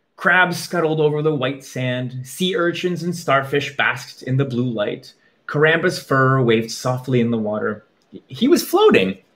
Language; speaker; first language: English; native; English